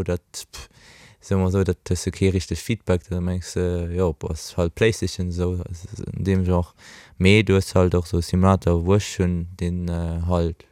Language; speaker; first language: Luxembourgish; early bilingual, other home language; Portuguese